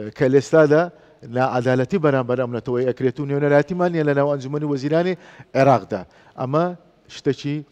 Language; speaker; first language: Central Kurdish; non-native, local second language; Turkish